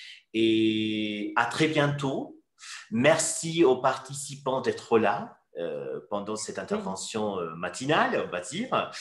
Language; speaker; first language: French; non-native, fluent; Spanish